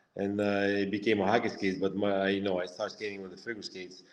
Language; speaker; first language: English; non-native, fluent; Lithuanian